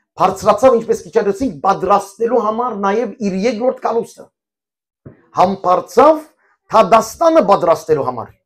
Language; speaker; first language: Armenian; early bilingual, heritage; Armenian